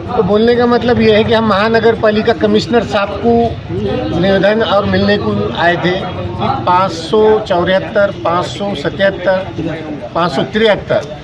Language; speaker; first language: Hindi; native; Hindi